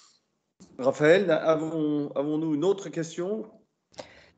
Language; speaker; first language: French; native; French